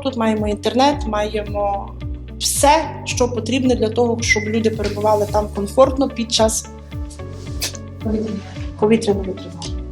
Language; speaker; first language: Ukrainian; native; Ukrainian